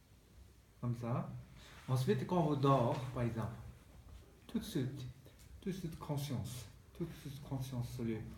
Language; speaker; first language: French; non-native, learner; Tibetan